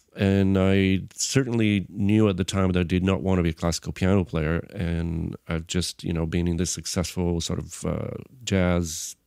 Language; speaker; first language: English; non-native, fluent; Bulgarian